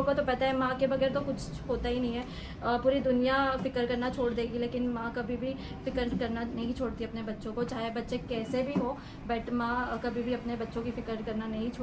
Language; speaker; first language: Hindi; native; Hindi